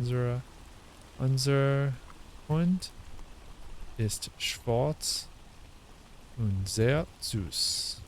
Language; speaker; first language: German; non-native, learner; English